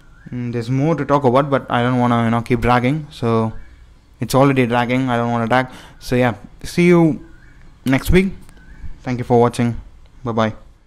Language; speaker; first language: English; non-native, local second language; Tamil